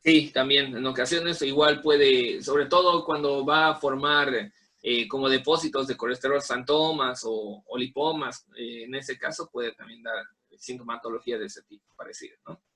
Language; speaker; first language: Spanish; native; Spanish